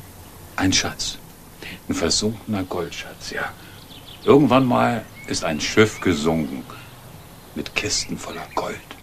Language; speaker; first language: German; native; German